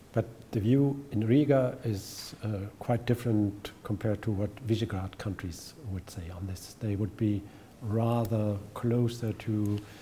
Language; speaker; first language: English; non-native, fluent; German